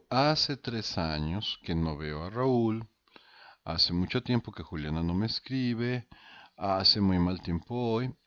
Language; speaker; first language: Spanish; non-native, fluent; Portuguese